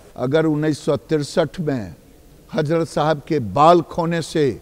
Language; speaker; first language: Hindi; native; Hindi